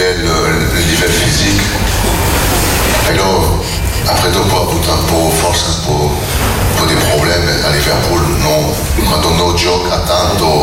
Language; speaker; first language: Italian; non-native, learner; French